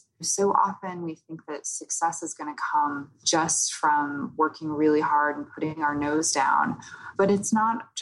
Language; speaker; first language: English; native; English